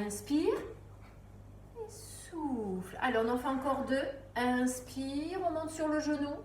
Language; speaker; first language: French; native; French